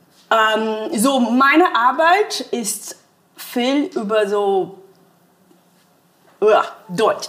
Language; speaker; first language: German; non-native, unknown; Portuguese